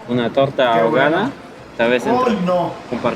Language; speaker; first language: Spanish; non-native, fluent; German